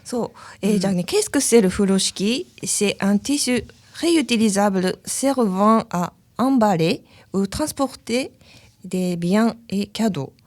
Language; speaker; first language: French; non-native, learner; Japanese